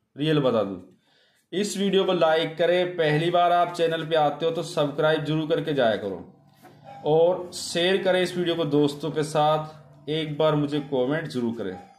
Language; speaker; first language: Hindi; native; Hindi